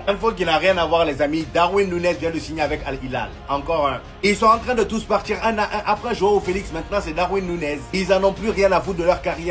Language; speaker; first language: French; native; French